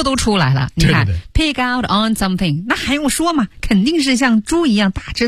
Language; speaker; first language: Chinese; native; Chinese